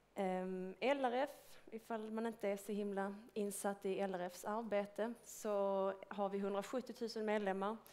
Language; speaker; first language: Swedish; native; Swedish